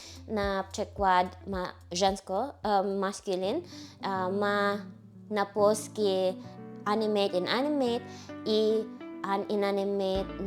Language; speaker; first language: Polish; non-native, learner; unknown